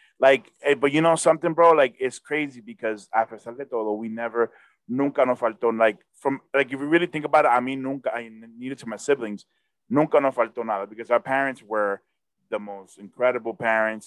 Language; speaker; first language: English; early bilingual, other home language; Spanish